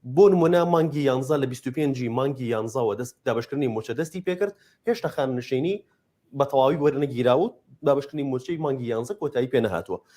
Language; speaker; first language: Central Kurdish; native; Central Kurdish